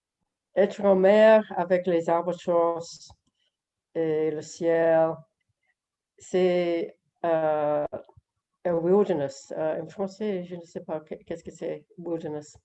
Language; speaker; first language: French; non-native, learner; English